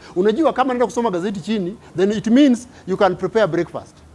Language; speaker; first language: English; non-native, local second language; Swahili